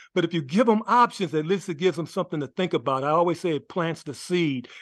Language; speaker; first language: English; native; English